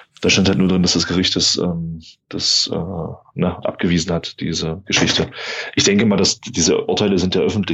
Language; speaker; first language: German; native; German